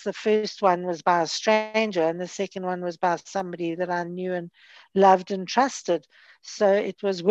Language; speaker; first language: English; native; English